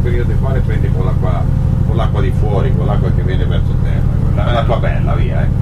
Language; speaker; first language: Italian; native; Italian